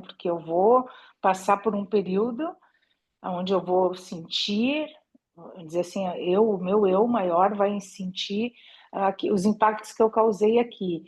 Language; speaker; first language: Portuguese; native; Portuguese